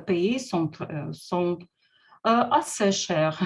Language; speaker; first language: French; non-native, learner; Russian